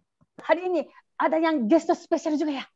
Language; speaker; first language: Indonesian; native; Indonesian